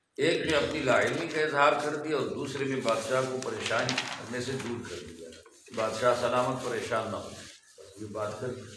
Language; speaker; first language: Urdu; non-native, local second language; Pashto